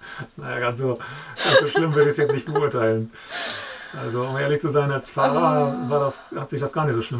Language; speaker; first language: German; native; German